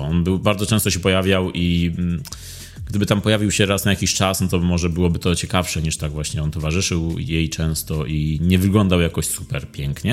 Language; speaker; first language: Polish; native; Polish